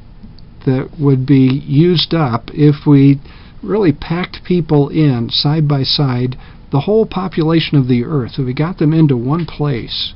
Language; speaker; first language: English; native; English